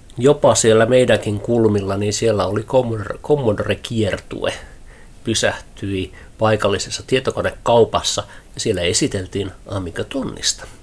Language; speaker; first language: Finnish; native; Finnish